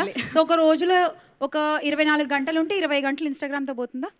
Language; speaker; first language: Telugu; native; Telugu